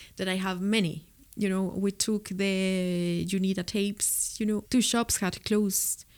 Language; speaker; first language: English; non-native, fluent; Spanish